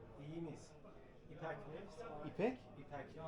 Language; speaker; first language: Turkish; non-native, learner; Azerbaijani